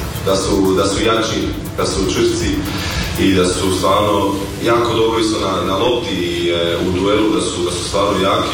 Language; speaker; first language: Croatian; early bilingual, heritage; Croatian